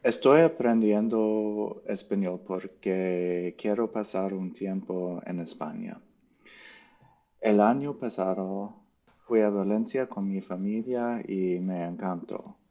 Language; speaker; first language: Spanish; non-native, learner; English